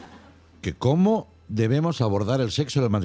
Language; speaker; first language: Spanish; native; Spanish